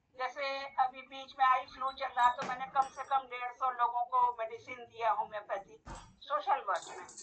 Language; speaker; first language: Hindi; non-native, local second language; Bangla